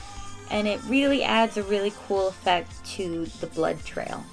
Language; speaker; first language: English; native; English